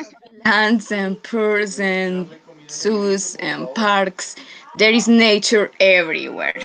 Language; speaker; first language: English; non-native, fluent; Spanish